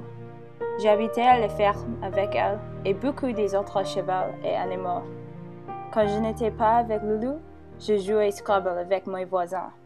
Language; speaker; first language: French; non-native, learner; English